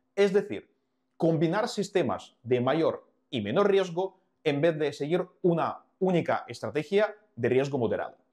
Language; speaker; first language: Spanish; non-native, fluent; Ukrainian